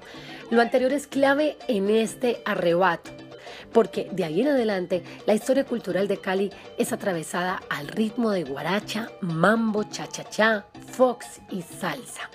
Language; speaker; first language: Spanish; native; Spanish